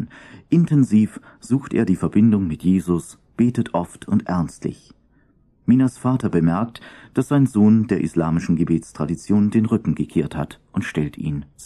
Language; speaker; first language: German; native; German